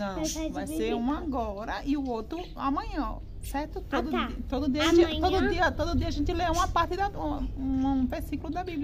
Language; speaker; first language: Portuguese; native; Portuguese